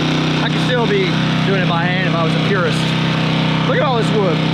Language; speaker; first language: English; native; English